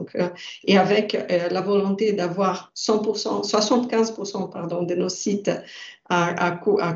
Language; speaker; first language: French; non-native, fluent; Portuguese